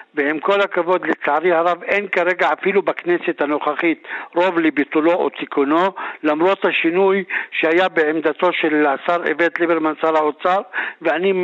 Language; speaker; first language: Hebrew; non-native, local second language; Arabic